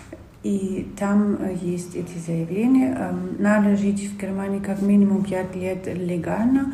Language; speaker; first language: Russian; non-native, fluent; German